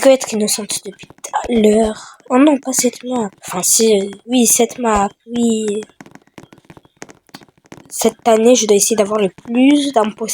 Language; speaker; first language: French; native; French